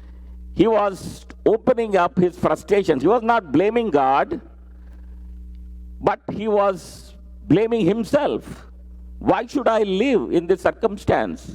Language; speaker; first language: English; non-native, local second language; Telugu